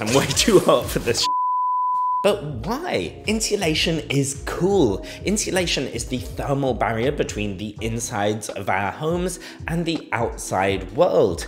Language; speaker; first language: English; native; English